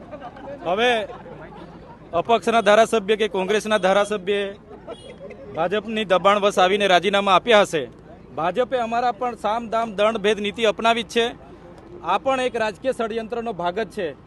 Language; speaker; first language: Gujarati; non-native, local second language; Vasavi